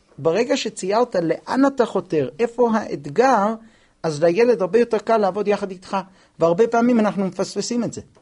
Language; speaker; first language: Hebrew; non-native, fluent; English